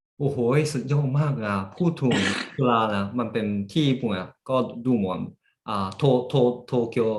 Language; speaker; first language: Thai; early bilingual, heritage; Japanese